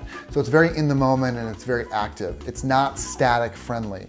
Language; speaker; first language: English; native; English